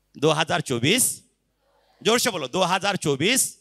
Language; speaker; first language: Hindi; non-native, local second language; Marathi